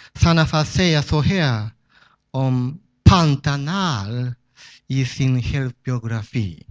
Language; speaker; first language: Swedish; non-native, fluent; Japanese